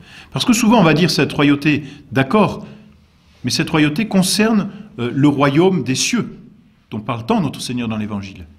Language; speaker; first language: French; native; French